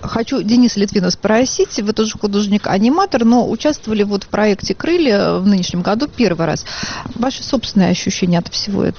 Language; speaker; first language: Russian; native; Russian